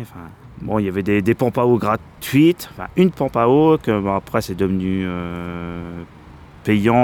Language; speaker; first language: French; native; French